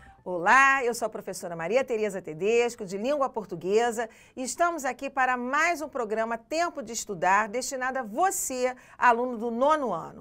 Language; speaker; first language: Portuguese; native; Portuguese